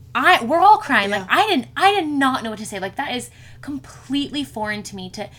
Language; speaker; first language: English; native; English